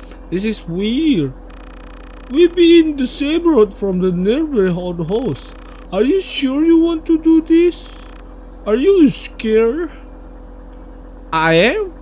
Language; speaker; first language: English; non-native, learner; Indonesian